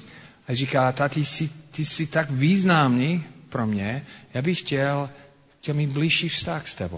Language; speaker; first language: Czech; non-native, fluent; English